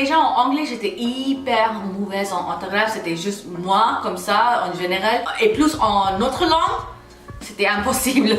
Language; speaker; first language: French; non-native, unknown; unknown